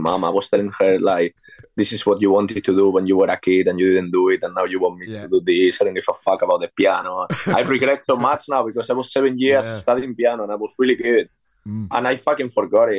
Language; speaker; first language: English; non-native, fluent; Spanish